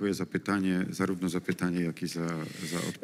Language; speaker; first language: Polish; native; Polish